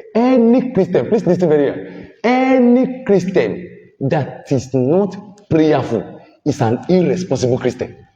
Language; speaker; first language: English; non-native, local second language; Yoruba